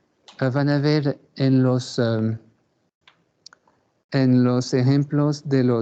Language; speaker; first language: Spanish; non-native, fluent; French